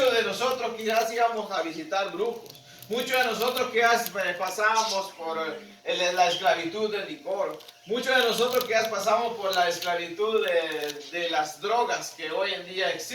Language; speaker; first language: Spanish; native; Spanish